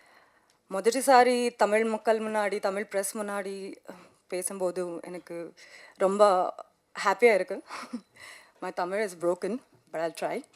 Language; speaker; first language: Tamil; non-native, learner; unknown